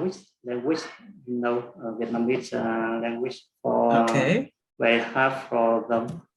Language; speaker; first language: English; non-native, learner; Vietnamese